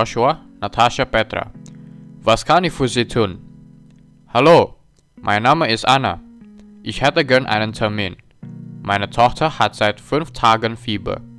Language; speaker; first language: German; non-native, learner; Indonesian